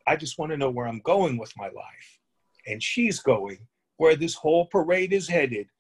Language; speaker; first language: English; native; English